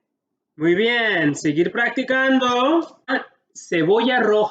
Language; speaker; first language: Spanish; early bilingual, heritage; English